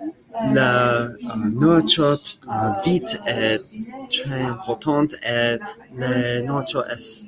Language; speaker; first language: French; non-native, learner; English